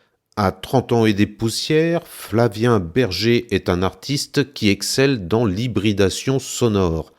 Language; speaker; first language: French; native; French